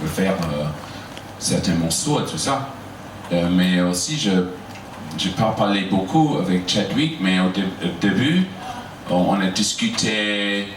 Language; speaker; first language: French; non-native, fluent; English